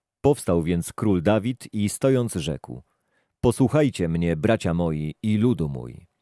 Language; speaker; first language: Polish; native; Polish